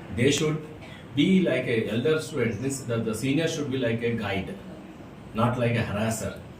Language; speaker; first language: English; non-native, local second language; Telugu